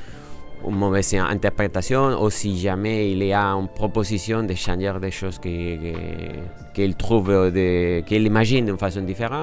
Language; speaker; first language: French; non-native, fluent; Spanish